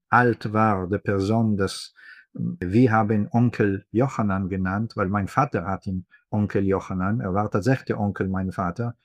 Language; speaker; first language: German; non-native, fluent; Hebrew